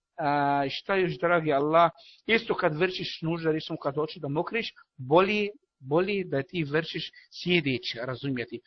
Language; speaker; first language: Bosnian; non-native, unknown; Arabic